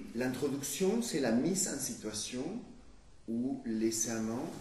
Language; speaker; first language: French; non-native, fluent; Spanish